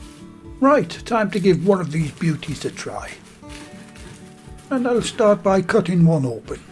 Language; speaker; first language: English; native; English